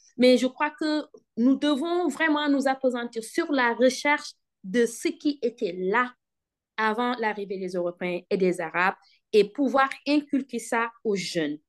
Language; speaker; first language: French; non-native, local second language; Wolof